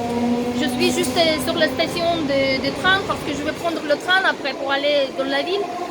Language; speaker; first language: French; non-native, fluent; Russian